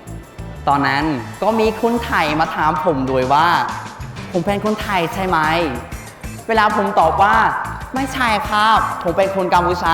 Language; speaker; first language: Thai; non-native, fluent; Khmer